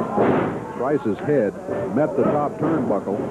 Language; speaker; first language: English; native; English